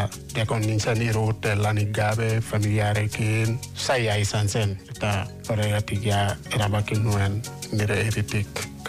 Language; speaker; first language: Basque; non-native, fluent; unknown